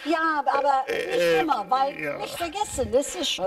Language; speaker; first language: German; non-native, fluent; English